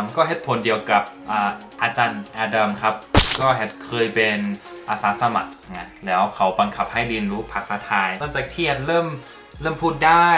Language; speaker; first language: Thai; non-native, fluent; English